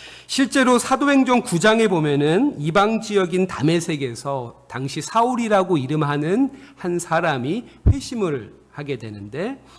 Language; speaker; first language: Korean; native; Korean